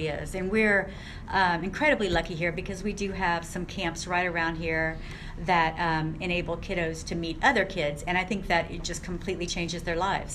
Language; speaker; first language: English; native; English